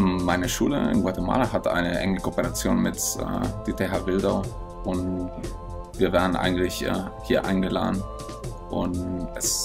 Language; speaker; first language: German; non-native, fluent; Spanish